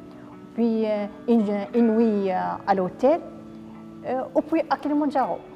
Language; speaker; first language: French; non-native, learner; Arabic